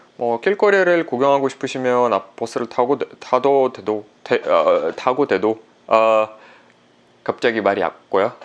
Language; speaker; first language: Korean; non-native, fluent; Russian